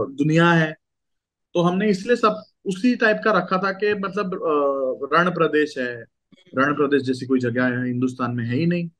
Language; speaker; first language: Hindi; non-native, local second language; Gujarati